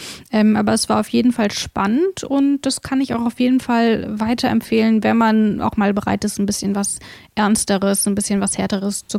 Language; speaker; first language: German; native; German